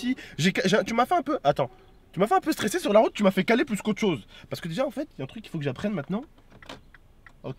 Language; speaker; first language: French; native; French